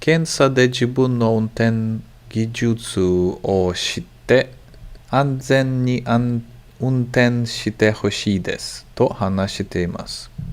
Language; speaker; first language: Japanese; non-native, learner; English